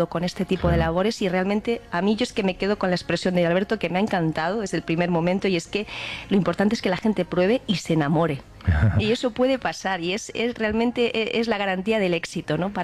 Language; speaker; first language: Spanish; native; Spanish